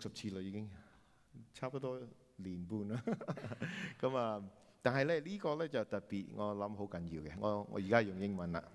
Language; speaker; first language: Chinese; native; Chinese